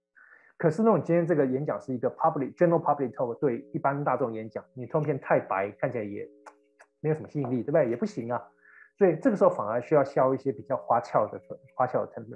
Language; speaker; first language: Chinese; native; Chinese